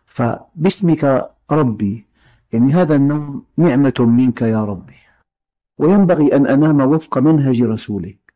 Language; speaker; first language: Arabic; native; Arabic